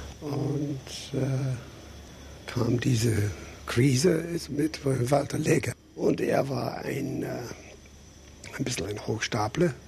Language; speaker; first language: German; non-native, fluent; English